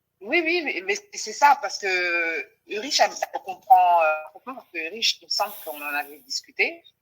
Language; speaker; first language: French; non-native, local second language; Wolof